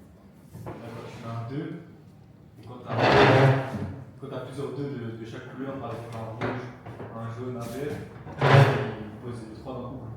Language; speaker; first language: French; native; French